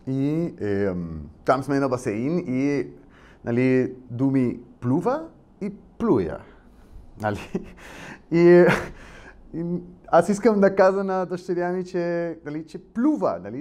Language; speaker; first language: Bulgarian; non-native, learner; Spanish